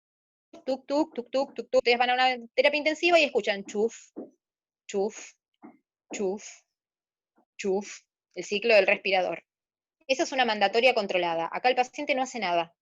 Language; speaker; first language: Spanish; native; Spanish